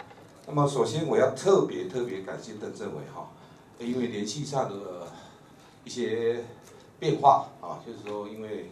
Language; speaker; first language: Chinese; native; Chinese